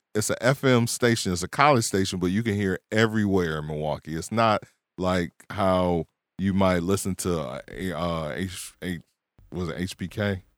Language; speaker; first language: English; native; English